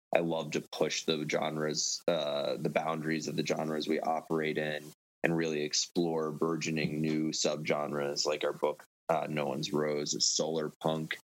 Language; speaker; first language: English; native; English